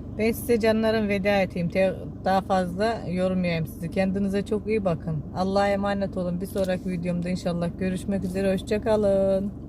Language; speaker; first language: Turkish; native; Turkish